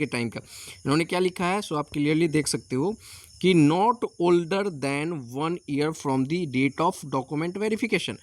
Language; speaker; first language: Hindi; native; Hindi